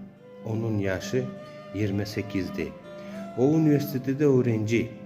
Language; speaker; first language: Turkish; non-native, learner; Uzbek